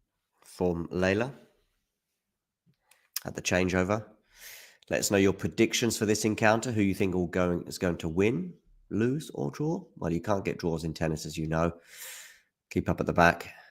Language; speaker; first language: English; native; English